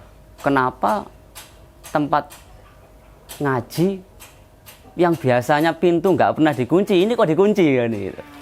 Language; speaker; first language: Indonesian; non-native, local second language; Javanese